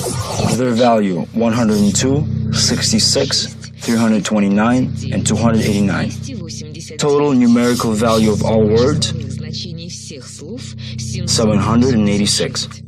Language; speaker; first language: English; non-native, fluent; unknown